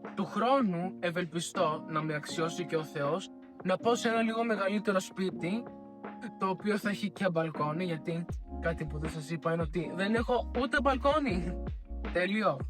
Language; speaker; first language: Greek; early bilingual, other home language; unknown